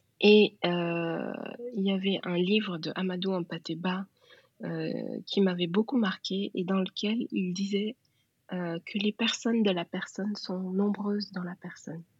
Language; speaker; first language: French; non-native, local second language; Wolof